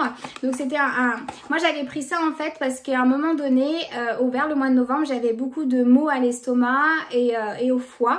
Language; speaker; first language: French; native; French